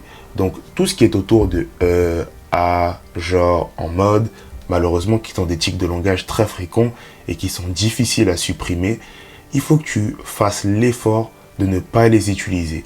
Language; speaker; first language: French; native; French